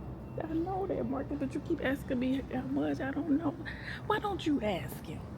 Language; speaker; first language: English; native; English